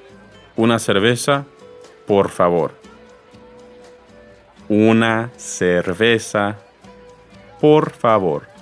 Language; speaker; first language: Spanish; non-native, fluent; English